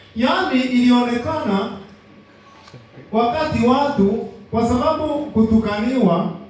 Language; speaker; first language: Swahili; native; Swahili